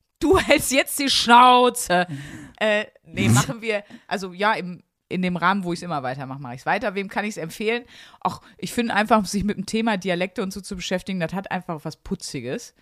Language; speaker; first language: German; native; German